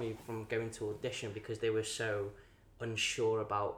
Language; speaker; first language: English; non-native, local second language; Cantonese